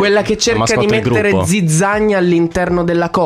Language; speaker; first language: Italian; native; Italian